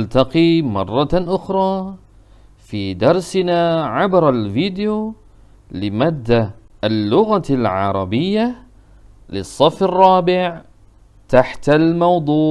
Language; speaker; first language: Arabic; non-native, fluent; Malay